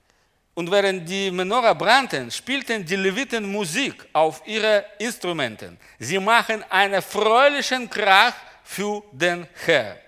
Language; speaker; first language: German; non-native, learner; Russian